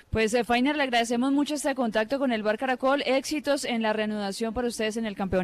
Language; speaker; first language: Spanish; native; Spanish